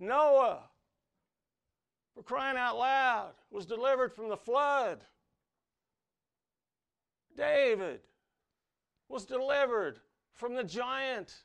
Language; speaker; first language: English; native; English